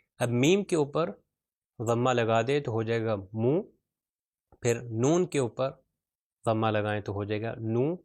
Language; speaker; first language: Urdu; non-native, local second language; Punjabi